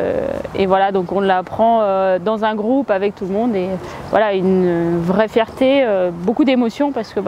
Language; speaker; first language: French; native; French